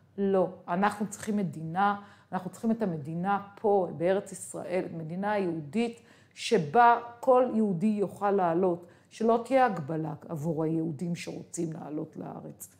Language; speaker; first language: Hebrew; native; Hebrew